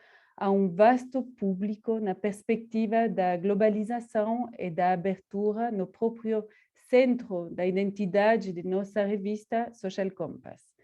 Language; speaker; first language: Portuguese; non-native, fluent; Spanish